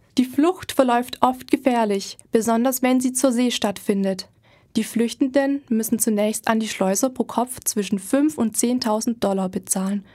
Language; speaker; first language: German; native; German